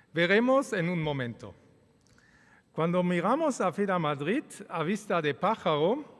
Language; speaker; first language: Spanish; early bilingual, other home language; German